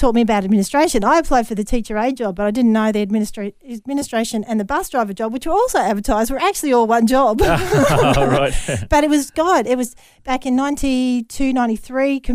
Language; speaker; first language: English; native; English